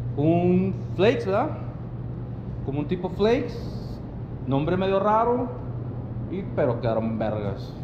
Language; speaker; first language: Spanish; early bilingual, heritage; Spanish